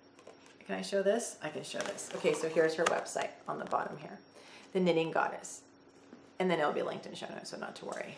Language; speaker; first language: English; native; English